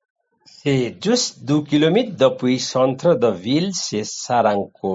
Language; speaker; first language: French; non-native, learner; Nepali